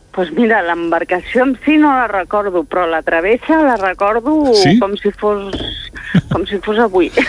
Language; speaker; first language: Catalan; native; Catalan